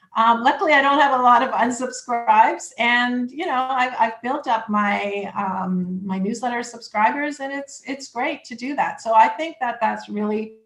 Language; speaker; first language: English; native; English